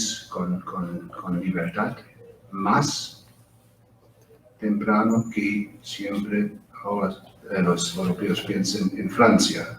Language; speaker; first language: Spanish; non-native, fluent; German